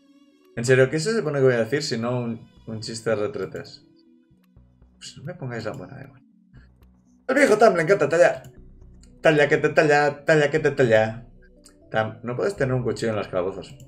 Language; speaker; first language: Spanish; native; Spanish